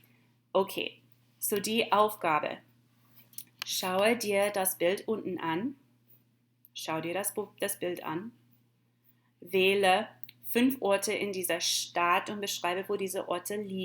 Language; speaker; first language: German; non-native, fluent; English